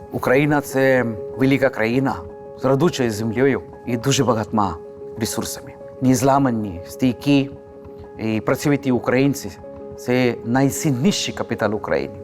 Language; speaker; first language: Ukrainian; non-native, fluent; Hindi